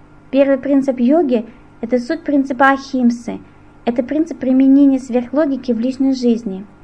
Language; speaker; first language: Russian; native; Russian